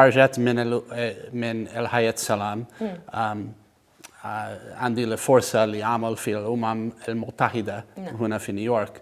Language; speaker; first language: Arabic; non-native, learner; English